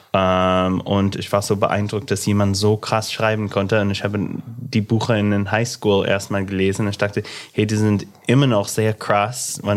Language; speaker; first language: German; non-native, fluent; English